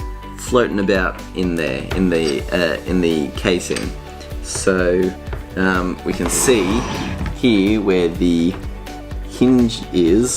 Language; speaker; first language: English; native; English